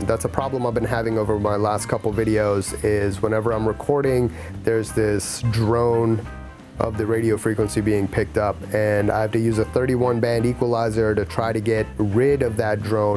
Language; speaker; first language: English; native; English